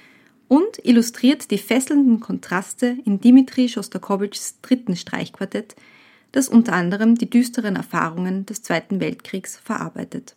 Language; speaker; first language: German; native; German